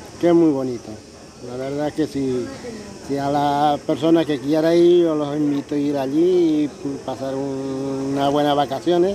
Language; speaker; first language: Spanish; native; Spanish